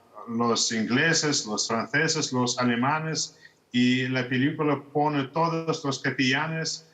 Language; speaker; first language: Spanish; non-native, fluent; Russian